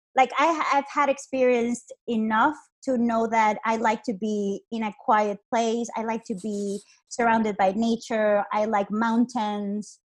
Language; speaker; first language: English; non-native, fluent; Spanish